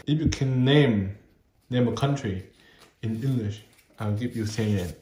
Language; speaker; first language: English; non-native, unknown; Vietnamese